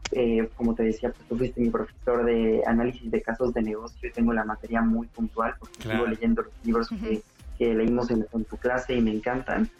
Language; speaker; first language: Spanish; native; Spanish